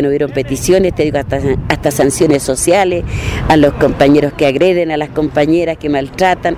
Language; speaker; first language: Spanish; native; Spanish